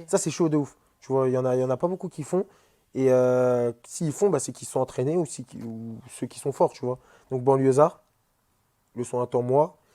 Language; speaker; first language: French; early bilingual, other home language; Wolof